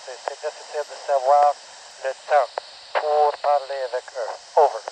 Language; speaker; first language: French; non-native, local second language; English